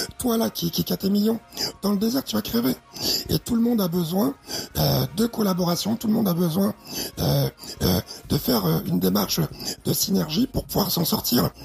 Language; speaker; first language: French; early bilingual, other home language; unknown